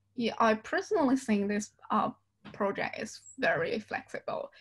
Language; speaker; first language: English; non-native, fluent; Chinese